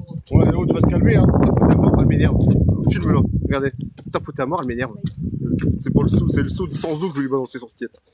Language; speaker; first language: French; native; French